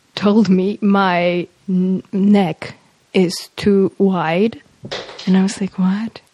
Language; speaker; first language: English; non-native, fluent; Polish